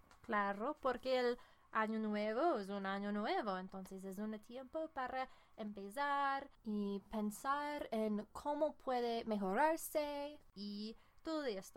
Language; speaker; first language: Spanish; non-native, fluent; English